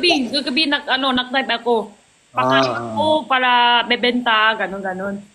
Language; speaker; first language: Filipino; non-native, learner; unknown